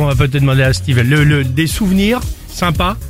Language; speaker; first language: French; native; French